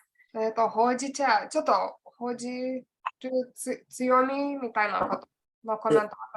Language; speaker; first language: Japanese; non-native, learner; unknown